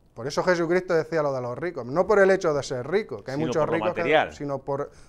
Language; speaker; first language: Spanish; native; Spanish